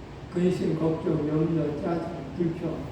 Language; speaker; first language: Korean; native; Korean